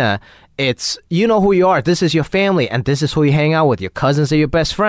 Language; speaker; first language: English; non-native, local second language; Cantonese